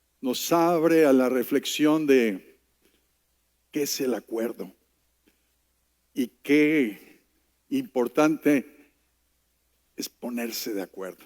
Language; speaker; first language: Spanish; native; Spanish